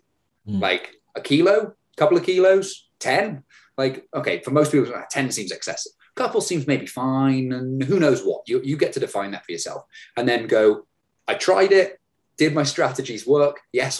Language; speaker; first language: English; native; English